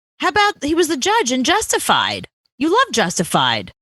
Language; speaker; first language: English; native; English